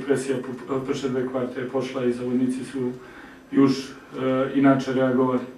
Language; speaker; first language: Polish; non-native, learner; Croatian